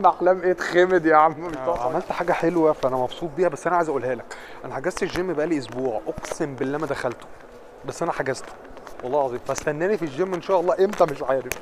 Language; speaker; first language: Arabic; native; Arabic